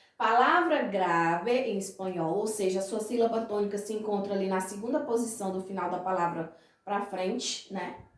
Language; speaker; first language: Portuguese; native; Portuguese